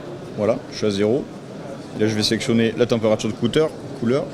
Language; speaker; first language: French; native; French